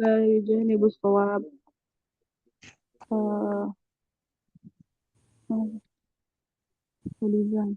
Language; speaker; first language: Arabic; non-native, learner; Indonesian